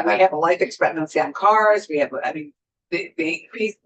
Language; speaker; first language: English; native; English